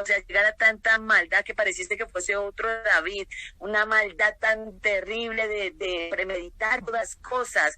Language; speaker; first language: Spanish; native; Spanish